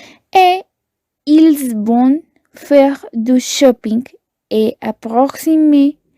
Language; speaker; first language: French; non-native, learner; Spanish